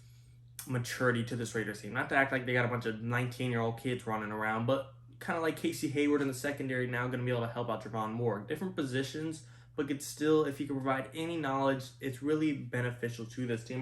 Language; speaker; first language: English; native; English